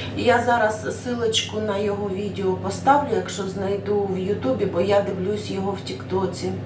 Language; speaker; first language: Ukrainian; non-native, local second language; Russian